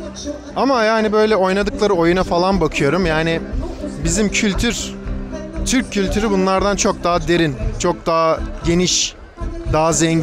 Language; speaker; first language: Turkish; native; Turkish